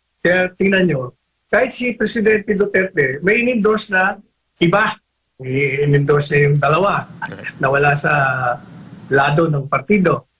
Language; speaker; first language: Filipino; native; Filipino